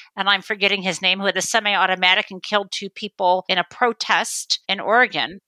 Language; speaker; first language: English; native; English